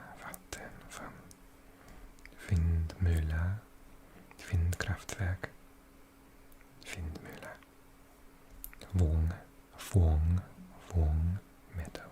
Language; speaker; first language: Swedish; non-native, learner; English